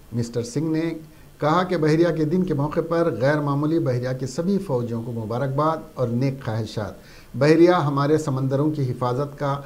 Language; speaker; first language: Urdu; native; Urdu